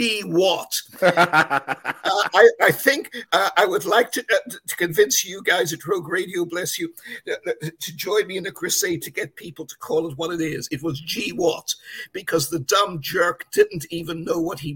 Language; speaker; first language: English; native; English